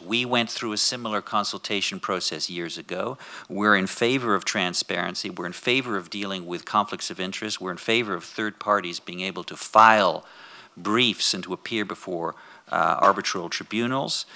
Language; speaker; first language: English; native; English